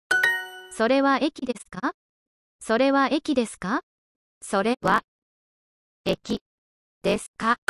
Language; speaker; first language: Japanese; non-native, learner; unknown